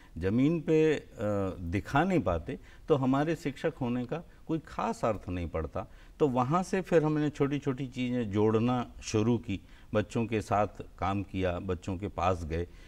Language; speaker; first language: Hindi; native; Hindi